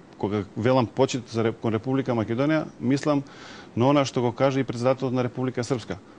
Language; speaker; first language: Macedonian; non-native, local second language; Serbian